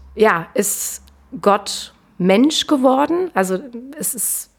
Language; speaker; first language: German; native; German